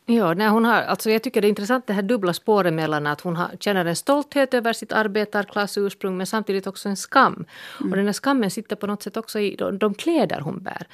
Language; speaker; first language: Swedish; native; Swedish